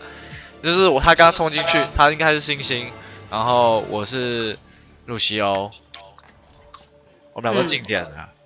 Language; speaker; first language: Chinese; native; Chinese